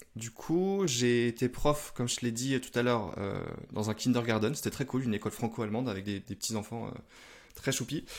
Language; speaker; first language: French; native; French